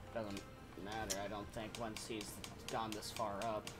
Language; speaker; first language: English; native; English